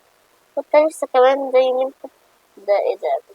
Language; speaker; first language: Arabic; native; Arabic